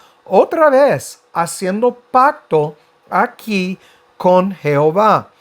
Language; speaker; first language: Spanish; non-native, fluent; English